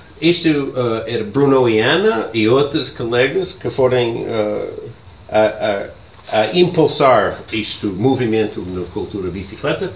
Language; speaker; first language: Portuguese; non-native, learner; English